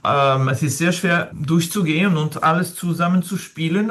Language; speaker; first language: German; non-native, learner; French